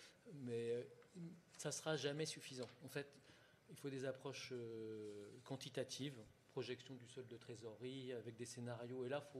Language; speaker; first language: French; native; French